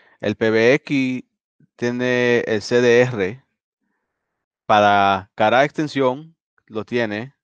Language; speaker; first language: Spanish; early bilingual, heritage; Spanish